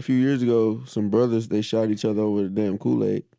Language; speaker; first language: English; native; English